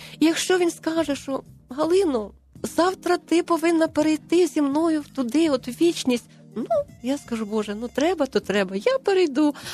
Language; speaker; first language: Ukrainian; native; Ukrainian